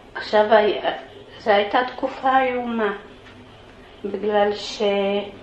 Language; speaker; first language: Hebrew; early bilingual, other home language; Polish